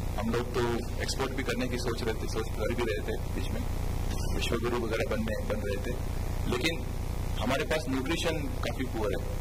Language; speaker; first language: Hindi; non-native, local second language; Marathi